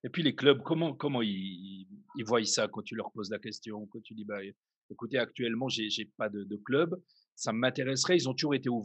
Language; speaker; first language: French; native; French